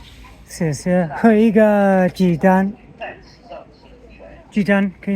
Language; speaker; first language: Chinese; non-native, learner; English